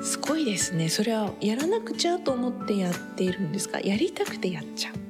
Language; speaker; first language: Japanese; native; Japanese